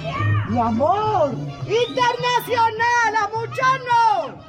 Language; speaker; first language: Spanish; native; Spanish